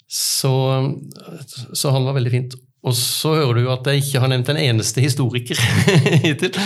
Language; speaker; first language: Norwegian; native; Norwegian